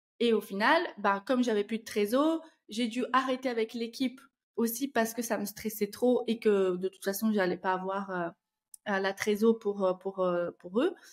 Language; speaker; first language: French; non-native, fluent; Portuguese